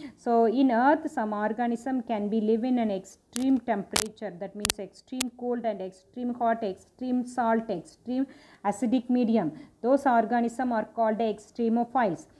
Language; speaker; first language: English; non-native, local second language; Tamil